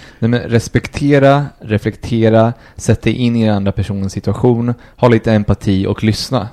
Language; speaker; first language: Swedish; early bilingual, other home language; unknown